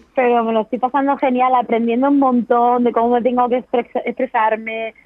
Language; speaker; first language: Spanish; native; Spanish